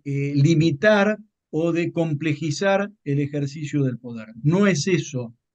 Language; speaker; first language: Spanish; native; Spanish